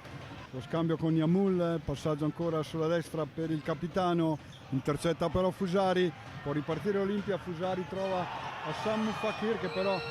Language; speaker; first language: Italian; native; Italian